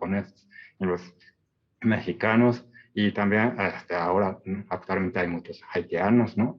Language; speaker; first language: Spanish; non-native, fluent; Japanese